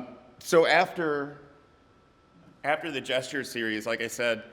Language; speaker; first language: English; native; English